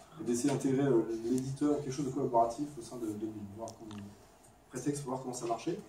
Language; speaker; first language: French; native; French